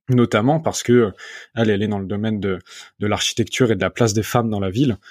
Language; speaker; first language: French; native; French